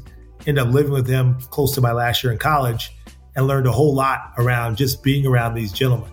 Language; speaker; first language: English; native; English